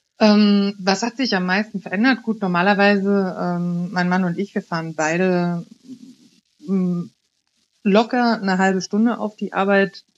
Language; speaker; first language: German; early bilingual, other home language; Italian